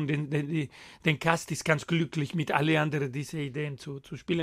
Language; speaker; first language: German; non-native, fluent; Spanish